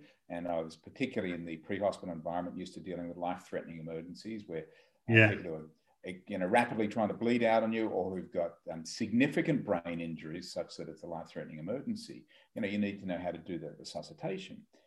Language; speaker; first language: English; native; English